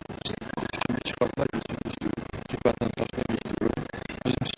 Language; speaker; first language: Turkish; non-native, local second language; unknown